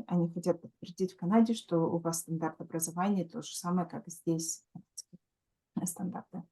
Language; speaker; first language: Russian; early bilingual, heritage; Russian